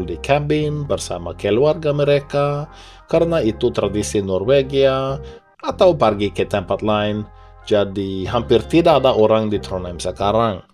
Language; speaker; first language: Indonesian; non-native, fluent; Norwegian